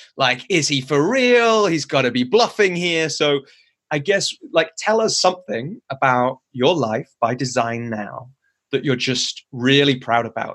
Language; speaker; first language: English; native; English